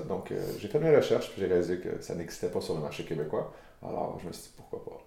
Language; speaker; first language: French; native; French